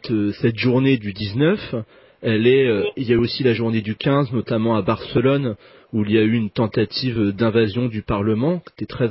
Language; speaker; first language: French; native; French